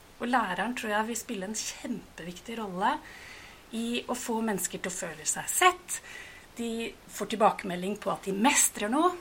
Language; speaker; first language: Norwegian; native; Norwegian